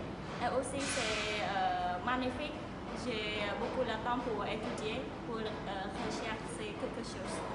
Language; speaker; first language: French; non-native, learner; Khmer